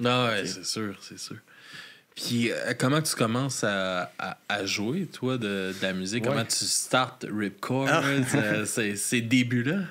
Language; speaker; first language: French; native; French